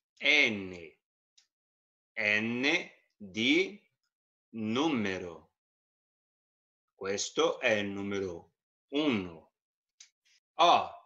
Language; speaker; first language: Italian; non-native, fluent; Portuguese